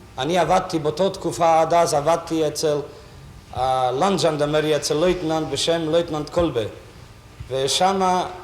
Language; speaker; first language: Hebrew; non-native, fluent; Yiddish